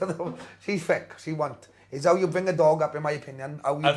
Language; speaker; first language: English; native; English